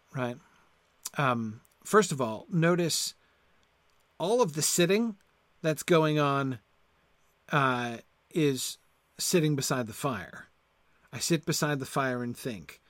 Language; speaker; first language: English; native; English